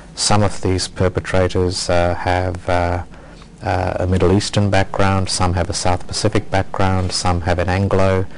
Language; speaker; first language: English; native; English